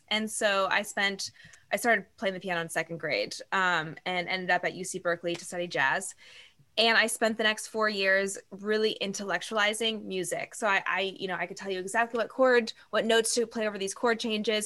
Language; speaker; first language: English; native; English